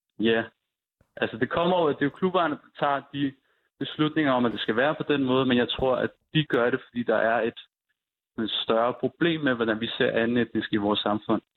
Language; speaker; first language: Danish; early bilingual, other home language; Punjabi